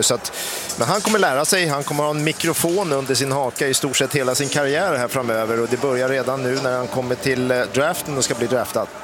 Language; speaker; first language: Swedish; native; Swedish